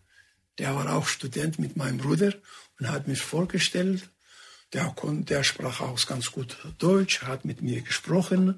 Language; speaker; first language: German; non-native, fluent; Greek